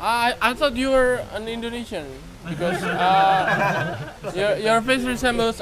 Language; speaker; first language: English; non-native, fluent; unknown